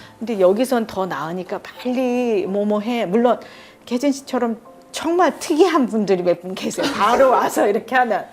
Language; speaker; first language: Korean; native; Korean